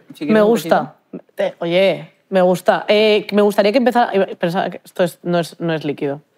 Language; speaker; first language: Spanish; native; Spanish